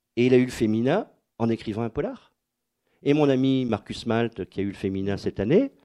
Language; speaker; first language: French; native; French